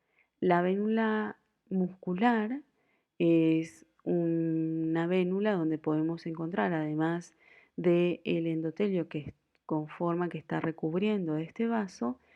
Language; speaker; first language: Spanish; native; Spanish